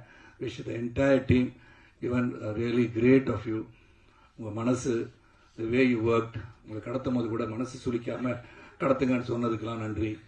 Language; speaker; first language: Tamil; native; Tamil